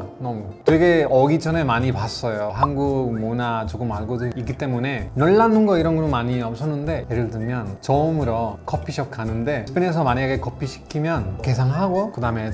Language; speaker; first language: Korean; non-native, fluent; Spanish